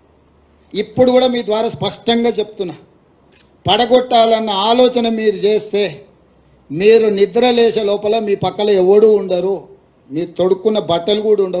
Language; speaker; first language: Telugu; native; Telugu